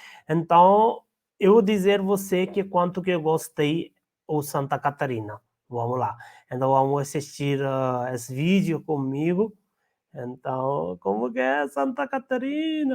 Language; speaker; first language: Portuguese; non-native, learner; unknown